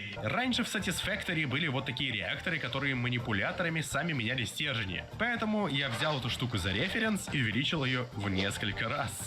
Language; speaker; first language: Russian; native; Russian